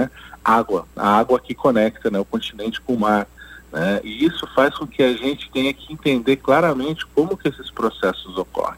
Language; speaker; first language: Portuguese; native; Portuguese